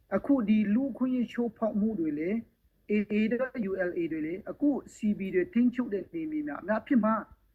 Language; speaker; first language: Burmese; non-native, local second language; Hakha Chin